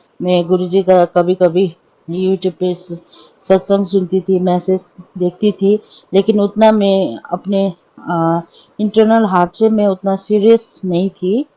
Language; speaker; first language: Hindi; non-native, local second language; Nepali